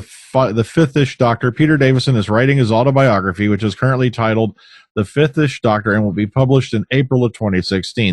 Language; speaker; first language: English; native; English